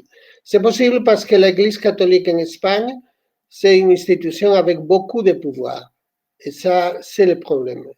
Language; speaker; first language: French; non-native, fluent; Spanish